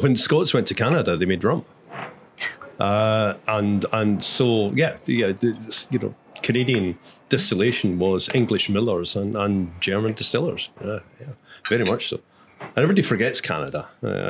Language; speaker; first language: English; native; English